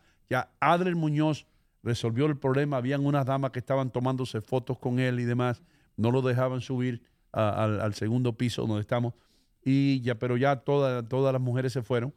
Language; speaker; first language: Spanish; native; Spanish